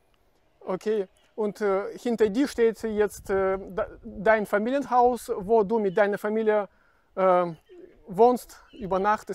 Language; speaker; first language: German; non-native, fluent; Russian